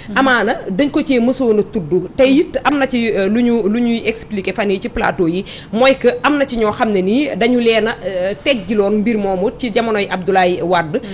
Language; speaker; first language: Wolof; native; Wolof